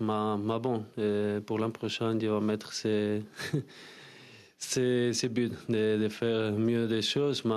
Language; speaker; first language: French; non-native, fluent; Spanish